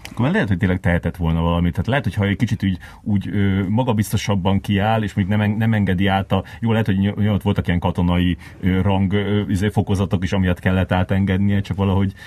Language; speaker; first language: Hungarian; native; Hungarian